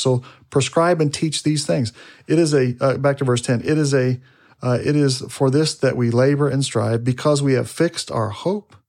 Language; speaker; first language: English; native; English